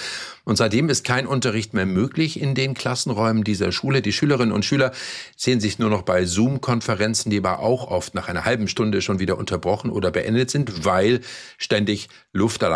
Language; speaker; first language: German; native; German